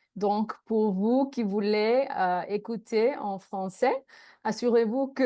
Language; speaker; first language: French; non-native, learner; English